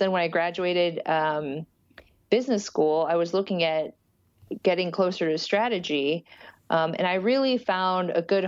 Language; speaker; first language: English; early bilingual, other home language; Portuguese